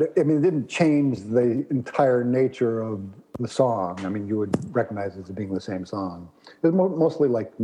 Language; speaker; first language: English; native; English